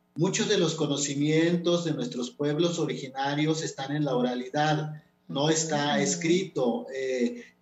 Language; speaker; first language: Spanish; non-native, local second language; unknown